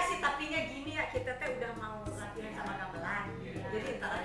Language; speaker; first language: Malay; non-native, local second language; Sundanese